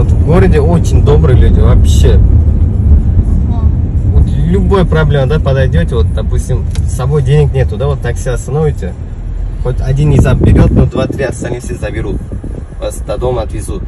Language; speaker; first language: Russian; non-native, local second language; Uzbek